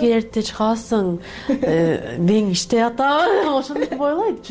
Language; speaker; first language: Kyrgyz; non-native, learner; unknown